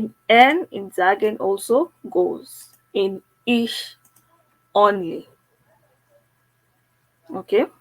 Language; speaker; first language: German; non-native, fluent; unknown